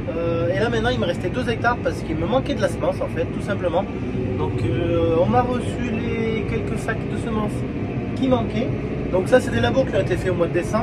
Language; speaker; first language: French; native; French